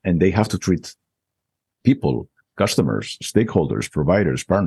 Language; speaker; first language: English; non-native, fluent; Spanish